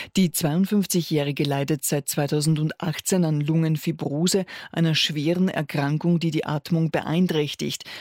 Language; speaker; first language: German; native; German